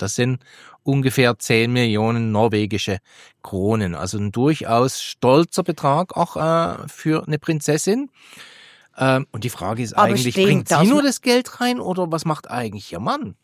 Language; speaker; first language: German; native; German